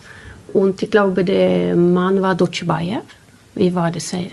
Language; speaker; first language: German; non-native, learner; Swedish